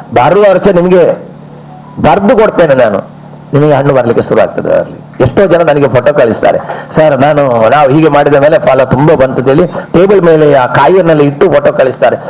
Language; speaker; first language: Kannada; non-native, local second language; Malayalam